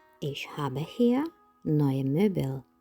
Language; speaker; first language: German; non-native, fluent; Ukrainian